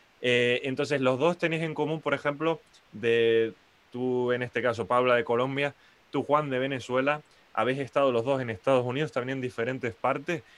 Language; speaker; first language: Spanish; native; Spanish